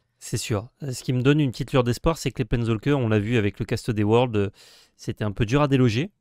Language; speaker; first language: French; native; French